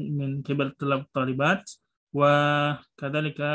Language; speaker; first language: Arabic; non-native, fluent; Indonesian